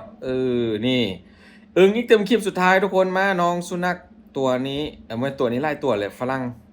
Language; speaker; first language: Thai; non-native, local second language; Lao